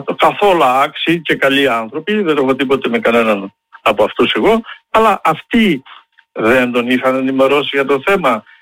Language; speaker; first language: Greek; native; Greek